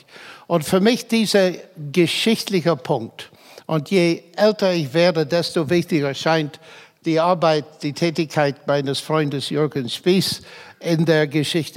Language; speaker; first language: German; non-native, fluent; English